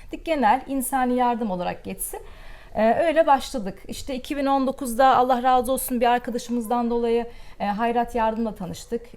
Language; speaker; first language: Turkish; early bilingual, heritage; Turkish